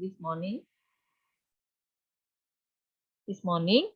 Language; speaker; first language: English; non-native, fluent; Indonesian